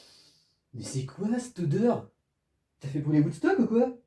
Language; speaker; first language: French; native; French